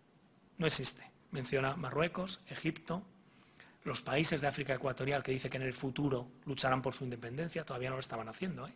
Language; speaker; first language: Spanish; native; Spanish